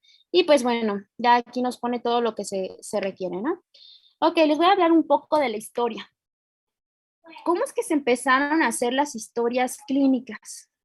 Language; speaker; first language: Spanish; native; Spanish